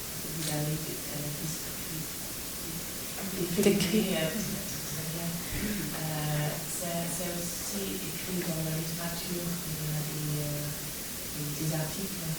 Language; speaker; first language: French; non-native, fluent; English